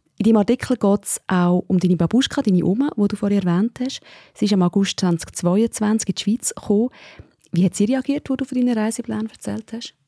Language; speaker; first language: German; native; German